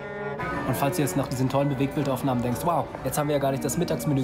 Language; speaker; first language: German; native; German